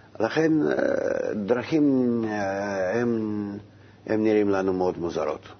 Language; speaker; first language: Hebrew; non-native, fluent; Russian